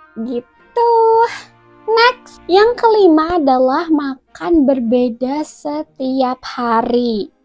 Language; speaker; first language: Indonesian; native; Indonesian